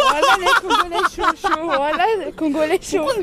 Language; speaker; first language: French; native; French